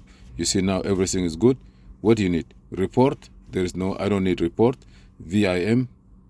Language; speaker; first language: English; non-native, fluent; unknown